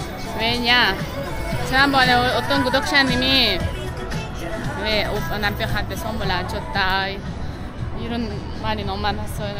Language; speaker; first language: Korean; non-native, fluent; Uzbek